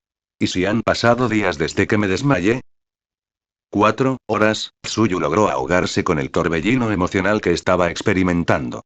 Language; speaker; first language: Spanish; native; Spanish